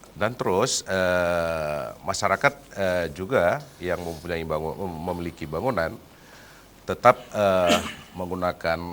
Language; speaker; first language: Malay; native; Malay